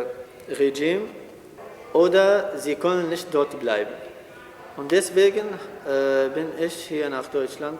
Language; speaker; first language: German; non-native, learner; Arabic